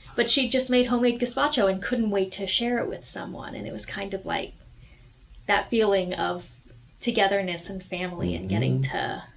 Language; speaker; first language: English; native; English